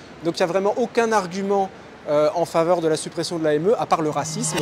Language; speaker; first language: French; native; French